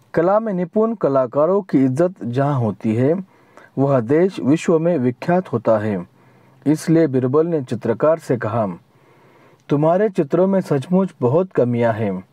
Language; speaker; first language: Hindi; non-native, local second language; Marathi